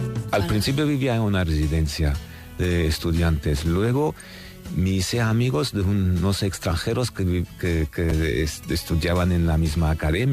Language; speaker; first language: Spanish; non-native, fluent; Armenian